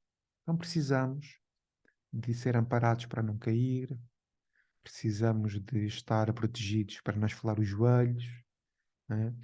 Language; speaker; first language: Portuguese; native; Portuguese